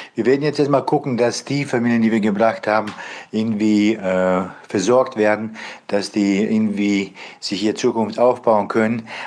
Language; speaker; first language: German; non-native, fluent; Bosnian